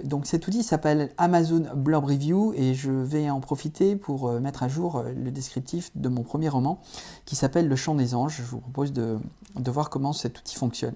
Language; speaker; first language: French; native; French